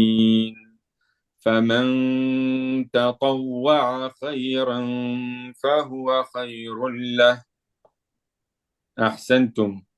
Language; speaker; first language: Arabic; non-native, fluent; French